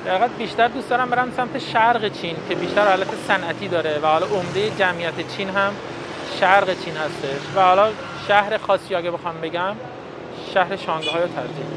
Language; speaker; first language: Persian; native; Persian